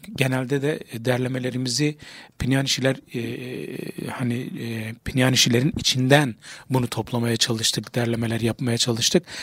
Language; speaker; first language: Turkish; non-native, local second language; Kurdish